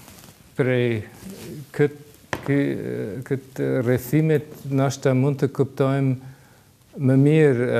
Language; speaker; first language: Albanian; non-native, learner; German